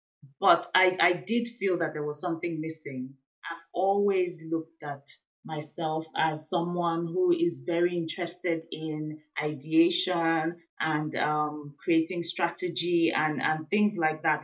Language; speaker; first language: English; non-native, local second language; Igbo